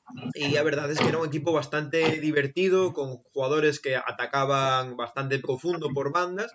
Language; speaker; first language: Spanish; native; Spanish